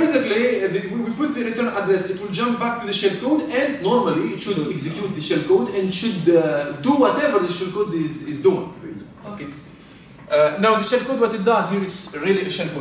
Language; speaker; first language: English; non-native, fluent; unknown